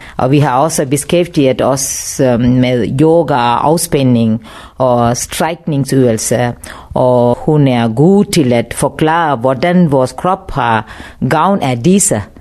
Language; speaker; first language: Danish; non-native, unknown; Tamil